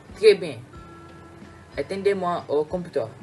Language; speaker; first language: French; non-native, learner; Malay